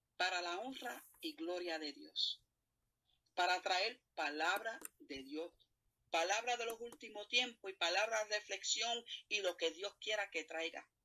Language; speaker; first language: Spanish; native; Spanish